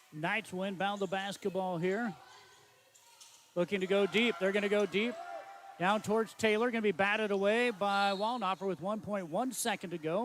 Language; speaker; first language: English; native; English